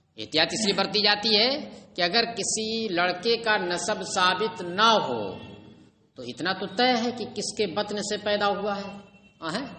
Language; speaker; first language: Urdu; native; Urdu